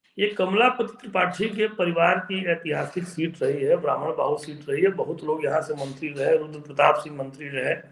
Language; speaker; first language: Hindi; native; Hindi